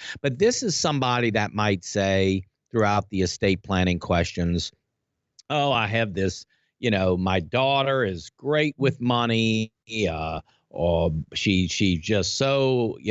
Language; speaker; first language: English; native; English